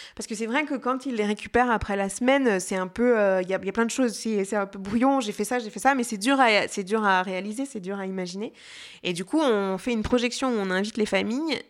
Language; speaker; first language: French; native; French